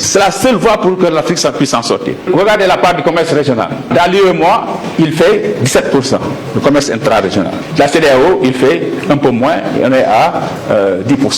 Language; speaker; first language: French; non-native, local second language; Wolof